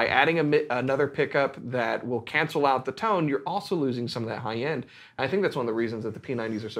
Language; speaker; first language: English; native; English